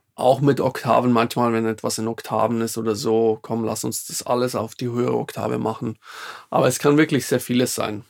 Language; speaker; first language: German; non-native, fluent; Slovak